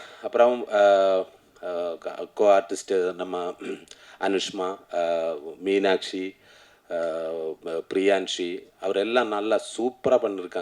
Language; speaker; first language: Tamil; non-native, learner; Malayalam